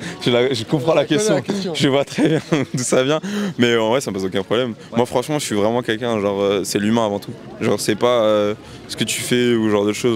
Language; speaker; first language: French; native; French